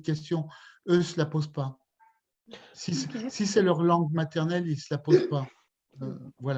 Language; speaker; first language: French; native; French